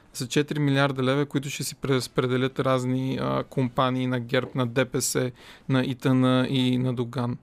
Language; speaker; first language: Bulgarian; native; Bulgarian